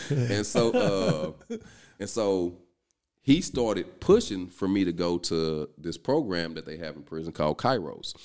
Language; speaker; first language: English; native; English